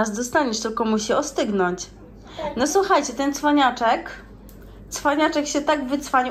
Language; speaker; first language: Polish; native; Polish